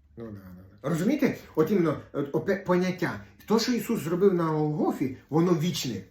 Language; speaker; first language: Ukrainian; non-native, local second language; Russian